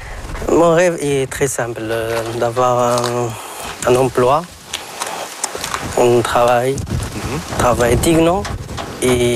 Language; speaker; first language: French; non-native, local second language; Arabic